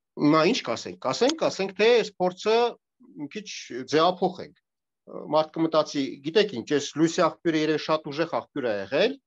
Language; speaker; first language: Armenian; native; Armenian